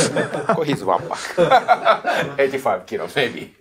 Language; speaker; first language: English; non-native, learner; Japanese